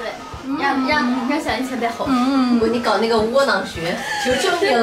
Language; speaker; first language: Chinese; native; Chinese